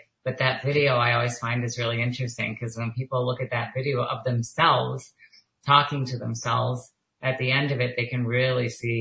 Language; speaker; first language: English; native; English